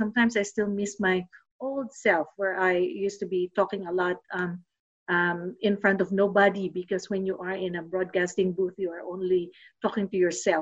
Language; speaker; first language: English; non-native, local second language; Filipino